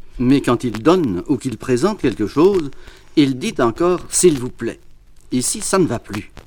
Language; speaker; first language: French; native; French